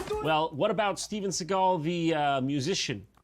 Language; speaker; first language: English; native; English